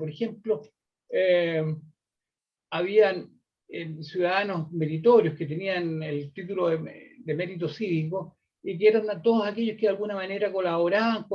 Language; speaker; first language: Spanish; native; Spanish